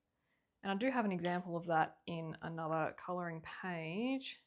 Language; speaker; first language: English; native; English